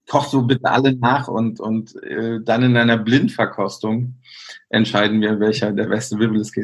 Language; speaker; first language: German; native; German